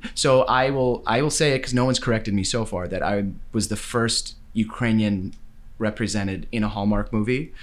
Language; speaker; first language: English; native; English